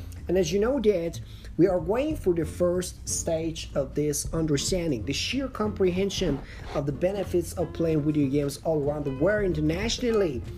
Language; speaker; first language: English; non-native, fluent; Persian